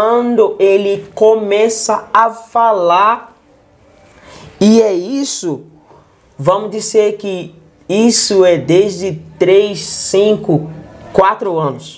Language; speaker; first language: Portuguese; non-native, learner; Yoruba